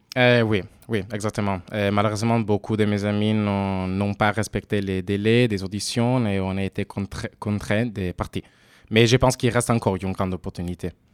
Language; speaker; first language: French; non-native, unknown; Italian